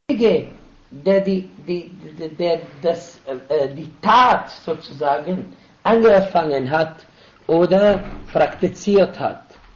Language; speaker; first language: German; non-native, fluent; Arabic